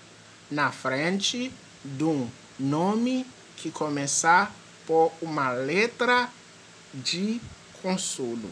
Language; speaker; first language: Portuguese; non-native, fluent; French